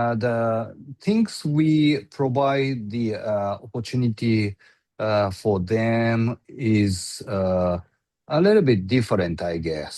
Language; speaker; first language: English; non-native, learner; Japanese